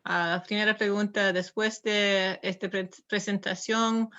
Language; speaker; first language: Spanish; non-native, learner; English